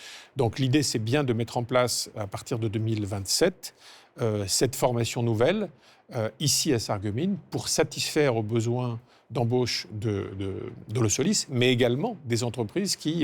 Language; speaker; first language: French; native; French